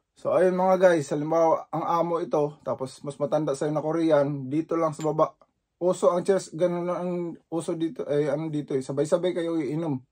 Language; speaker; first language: Filipino; native; Filipino